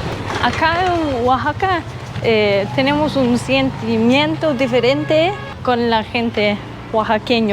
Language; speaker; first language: Spanish; non-native, learner; English